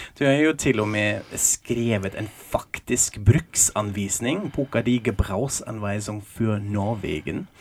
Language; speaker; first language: Norwegian; non-native, fluent; German